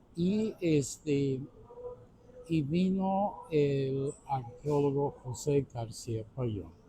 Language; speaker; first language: Spanish; non-native, fluent; English